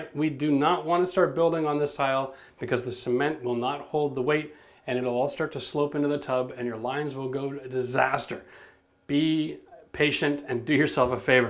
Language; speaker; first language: English; native; English